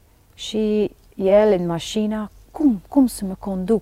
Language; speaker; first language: Romanian; non-native, learner; Dutch